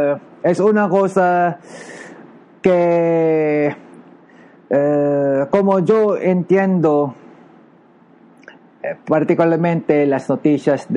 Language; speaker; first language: Spanish; non-native, learner; Filipino